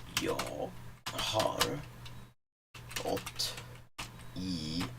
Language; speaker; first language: Swedish; non-native, learner; English